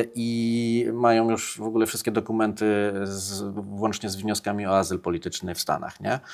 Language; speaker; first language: Polish; native; Polish